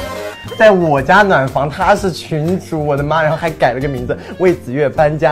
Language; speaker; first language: Chinese; native; Chinese